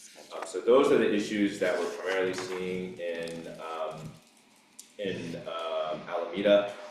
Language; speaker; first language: English; native; English